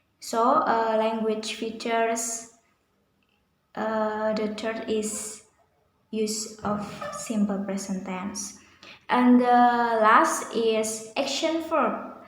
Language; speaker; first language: English; non-native, learner; Indonesian